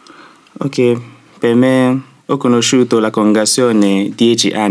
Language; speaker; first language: Italian; non-native, learner; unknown